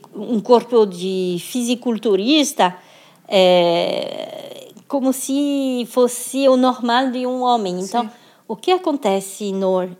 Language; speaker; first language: Portuguese; non-native, fluent; French